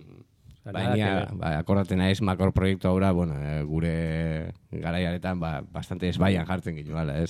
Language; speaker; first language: Basque; native; Basque